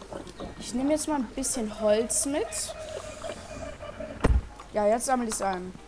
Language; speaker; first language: German; early bilingual, other home language; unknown